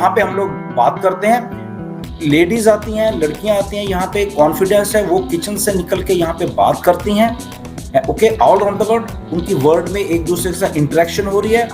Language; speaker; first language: Hindi; native; Hindi